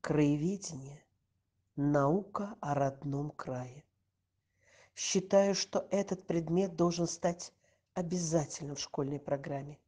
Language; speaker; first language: Russian; native; Russian